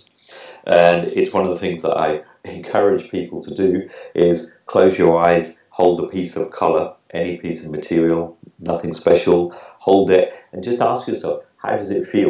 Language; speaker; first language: English; native; English